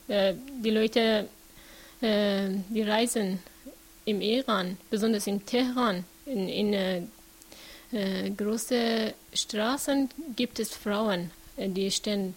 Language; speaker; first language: German; non-native, learner; Persian